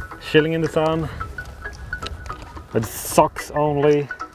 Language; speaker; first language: English; non-native, fluent; Swedish